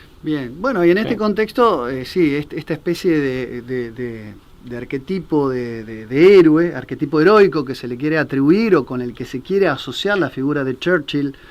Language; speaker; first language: Spanish; native; Spanish